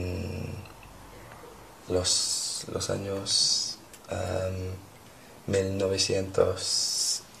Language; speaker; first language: Spanish; non-native, learner; English